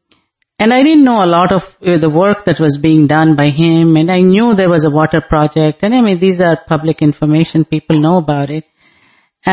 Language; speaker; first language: English; non-native, local second language; Telugu